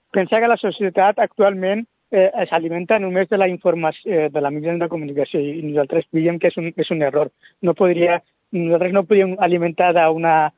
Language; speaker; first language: Catalan; early bilingual, other home language; Spanish